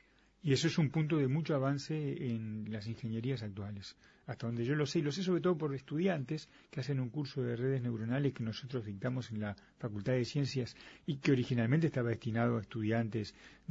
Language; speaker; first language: Spanish; native; Spanish